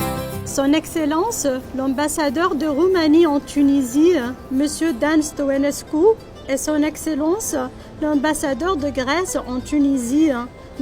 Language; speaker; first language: French; non-native, local second language; Arabic